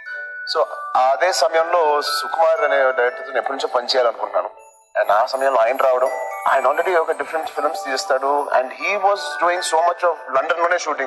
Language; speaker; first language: Telugu; native; Telugu